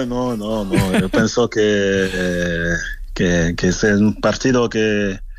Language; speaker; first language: Spanish; non-native, fluent; French